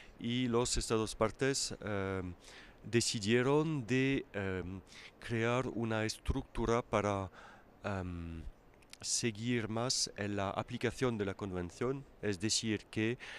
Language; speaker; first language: Spanish; non-native, fluent; French